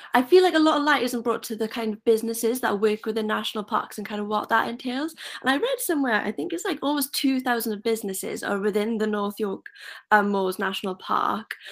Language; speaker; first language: English; native; English